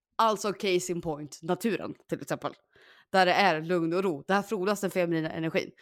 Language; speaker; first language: Swedish; native; Swedish